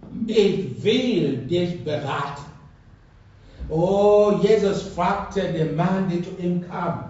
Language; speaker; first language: German; non-native, fluent; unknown